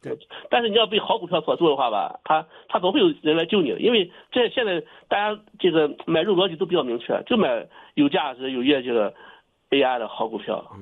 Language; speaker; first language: Chinese; native; Chinese